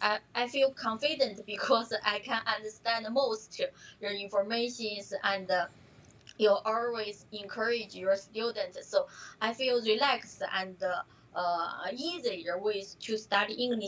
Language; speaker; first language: English; non-native, learner; Chinese